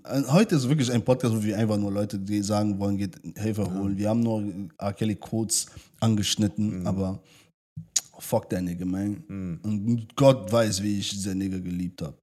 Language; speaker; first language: German; early bilingual, other home language; French